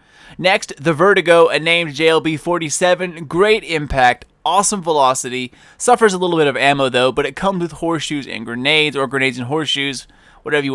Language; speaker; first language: English; native; English